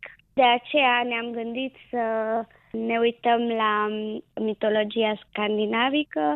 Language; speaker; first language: Romanian; non-native, local second language; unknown